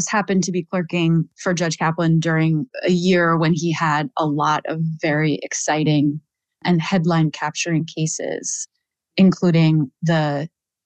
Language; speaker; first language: English; native; English